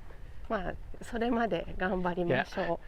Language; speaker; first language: Japanese; native; Japanese